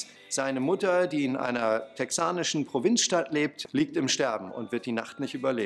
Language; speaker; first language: German; native; German